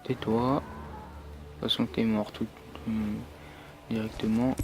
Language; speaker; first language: French; native; French